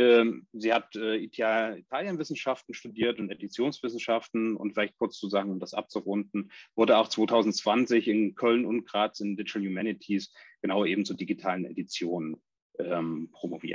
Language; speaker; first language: German; native; German